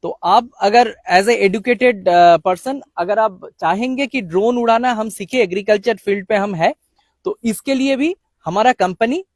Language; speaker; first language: Hindi; non-native, local second language; Bangla